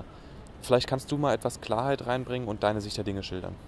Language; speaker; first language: German; native; German